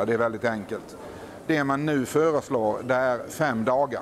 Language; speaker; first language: Swedish; native; Swedish